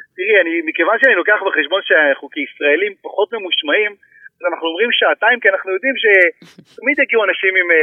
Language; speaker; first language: Hebrew; native; Hebrew